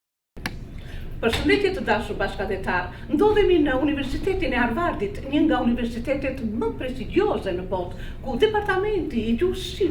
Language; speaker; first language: Albanian; native; Albanian